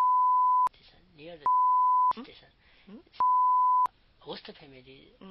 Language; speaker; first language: Japanese; non-native, learner; Nepali